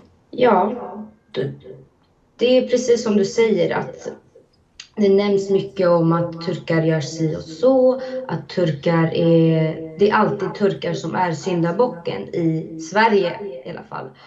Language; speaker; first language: Swedish; early bilingual, other home language; Azerbaijani